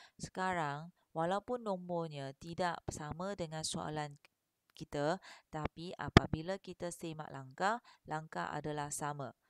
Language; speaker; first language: Malay; non-native, local second language; Chinese